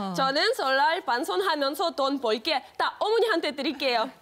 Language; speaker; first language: Korean; non-native, fluent; Russian